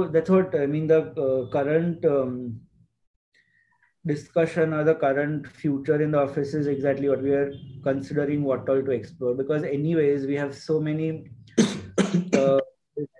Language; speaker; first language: English; non-native, local second language; Gujarati